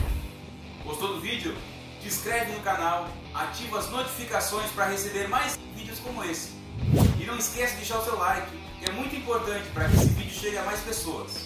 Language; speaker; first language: Portuguese; native; Portuguese